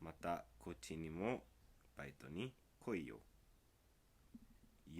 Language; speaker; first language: Japanese; non-native, fluent; English